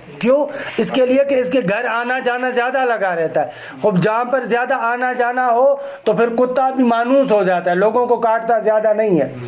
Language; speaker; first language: Urdu; non-native, local second language; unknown